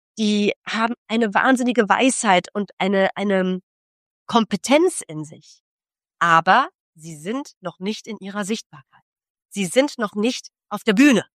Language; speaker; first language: German; early bilingual, other home language; Polish